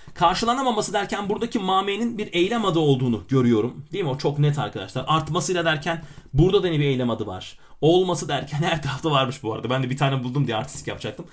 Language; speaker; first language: Turkish; native; Turkish